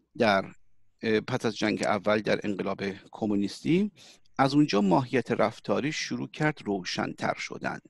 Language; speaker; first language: Persian; early bilingual, heritage; Persian